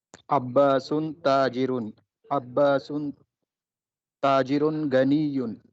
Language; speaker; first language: Arabic; non-native, learner; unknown